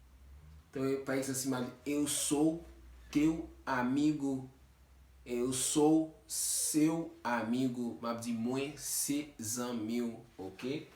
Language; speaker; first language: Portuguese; non-native, fluent; Haitian Creole